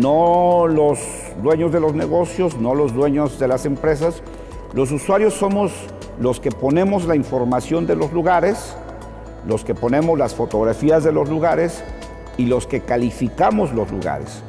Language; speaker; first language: Spanish; native; Spanish